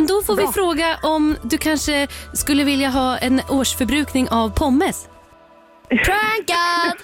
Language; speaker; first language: Swedish; native; Swedish